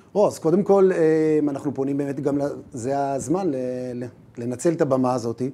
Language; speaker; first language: Hebrew; native; Hebrew